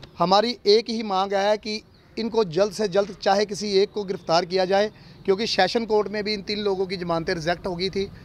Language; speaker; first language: Hindi; non-native, local second language; Punjabi